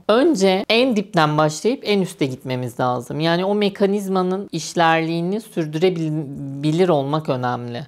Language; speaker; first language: Turkish; native; Turkish